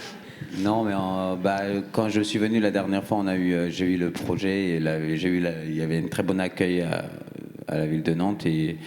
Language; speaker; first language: French; non-native, fluent; Persian